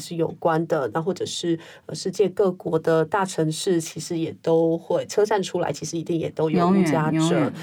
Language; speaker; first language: Chinese; non-native, local second language; Min Nan Chinese